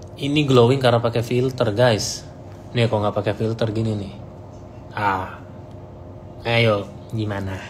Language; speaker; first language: Indonesian; native; Indonesian